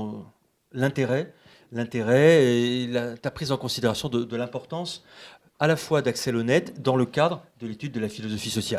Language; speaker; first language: French; native; French